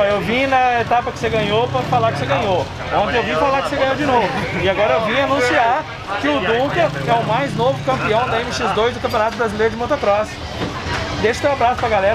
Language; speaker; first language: Portuguese; native; Portuguese